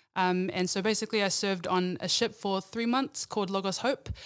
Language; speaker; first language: English; early bilingual, other home language; Samoan